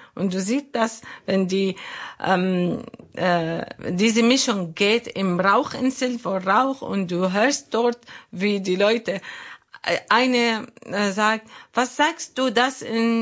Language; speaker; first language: German; non-native, learner; Arabic